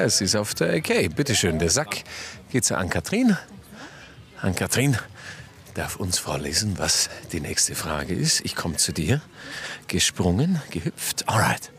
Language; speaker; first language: German; native; German